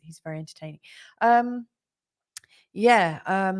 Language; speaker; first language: English; native; English